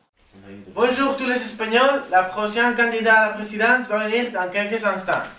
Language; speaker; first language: French; non-native, learner; Spanish